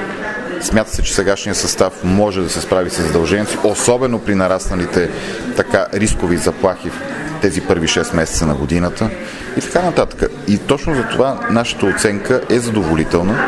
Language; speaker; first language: Bulgarian; native; Bulgarian